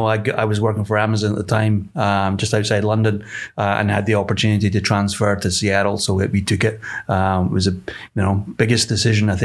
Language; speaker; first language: English; native; English